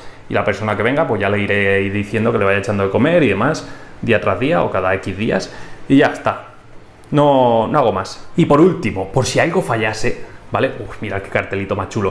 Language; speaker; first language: Spanish; native; Spanish